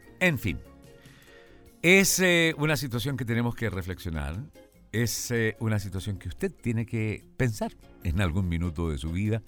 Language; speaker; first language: Spanish; native; Spanish